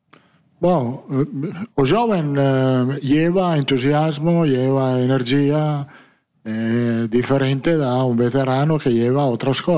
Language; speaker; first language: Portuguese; non-native, learner; Italian